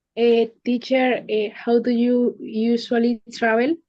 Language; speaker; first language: English; non-native, learner; Spanish